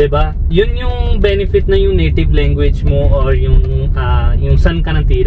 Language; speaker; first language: Filipino; non-native, learner; Punjabi